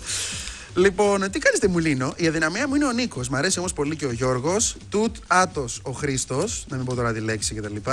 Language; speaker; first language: Greek; native; Greek